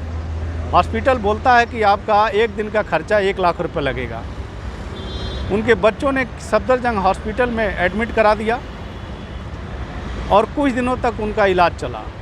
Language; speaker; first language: Hindi; native; Hindi